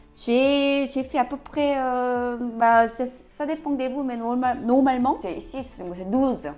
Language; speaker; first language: French; non-native, learner; Korean